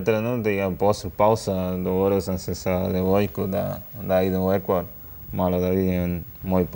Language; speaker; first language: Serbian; non-native, learner; Spanish